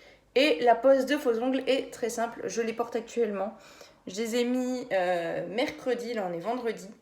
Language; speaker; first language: French; native; French